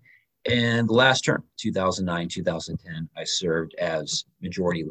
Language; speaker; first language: English; native; English